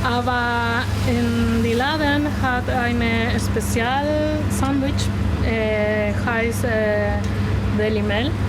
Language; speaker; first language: German; non-native, learner; Spanish